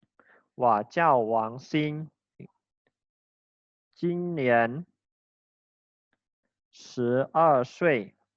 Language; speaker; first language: Chinese; non-native, fluent; Khmer